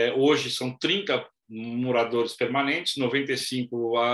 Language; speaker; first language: Portuguese; native; Portuguese